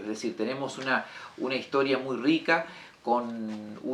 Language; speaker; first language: Spanish; native; Spanish